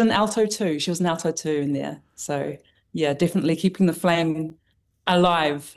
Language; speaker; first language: English; native; English